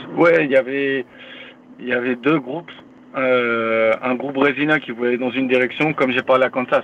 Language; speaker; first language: French; native; French